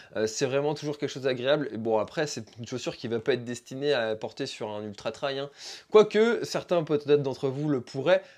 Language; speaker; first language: French; native; French